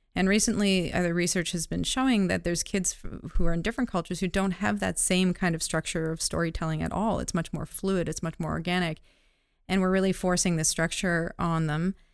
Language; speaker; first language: English; native; English